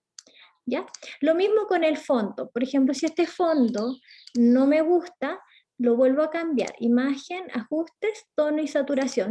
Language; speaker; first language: Spanish; native; Spanish